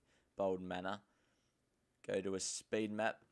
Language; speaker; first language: English; native; English